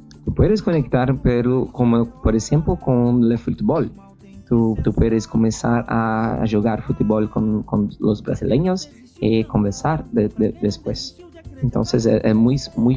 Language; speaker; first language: Spanish; non-native, fluent; Portuguese